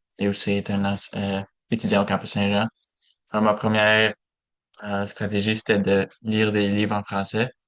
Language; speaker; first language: French; native; French